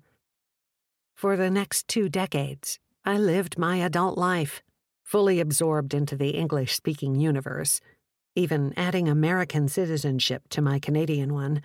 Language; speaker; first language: English; early bilingual, other home language; Czech